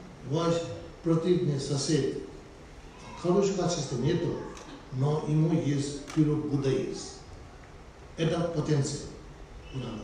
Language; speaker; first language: Russian; non-native, learner; Tibetan